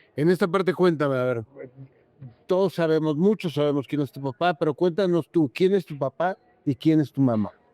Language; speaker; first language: Spanish; native; Spanish